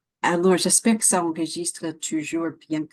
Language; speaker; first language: French; non-native, fluent; English